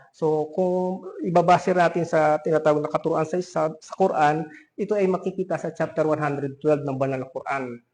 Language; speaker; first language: Filipino; non-native, local second language; Pampanga